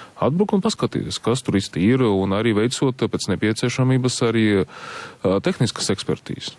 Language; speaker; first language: Latvian; non-native, local second language; Russian